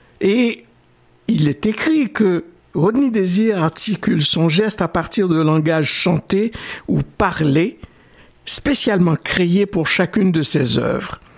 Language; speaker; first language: French; native; French